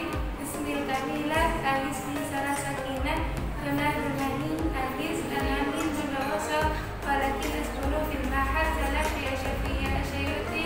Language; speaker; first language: Arabic; non-native, learner; Indonesian